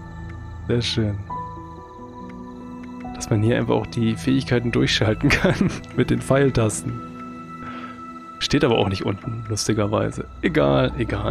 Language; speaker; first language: German; native; German